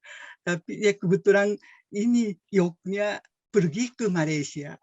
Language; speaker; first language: Indonesian; non-native, fluent; Japanese